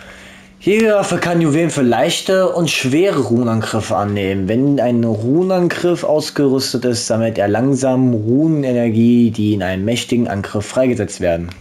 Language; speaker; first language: German; native; German